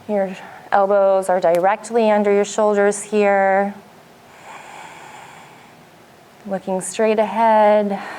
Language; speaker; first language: English; native; English